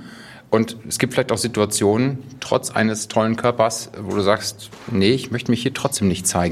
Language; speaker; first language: German; native; German